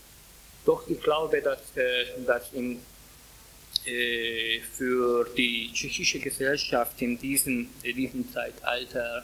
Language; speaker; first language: German; non-native, fluent; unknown